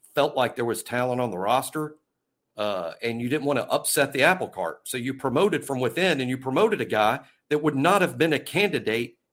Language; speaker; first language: English; native; English